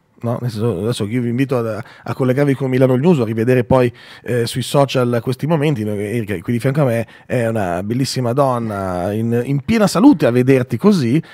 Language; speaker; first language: Italian; native; Italian